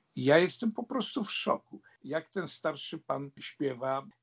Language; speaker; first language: Polish; native; Polish